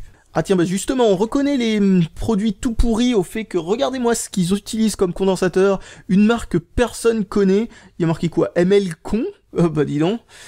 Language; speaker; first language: French; native; French